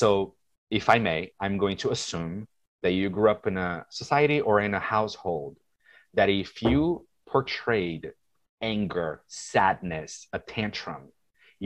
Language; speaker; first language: English; non-native, fluent; Portuguese